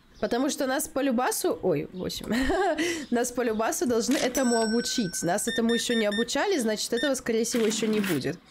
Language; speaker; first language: Russian; native; Russian